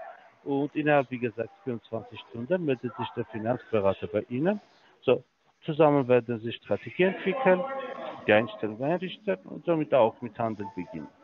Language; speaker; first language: German; non-native, fluent; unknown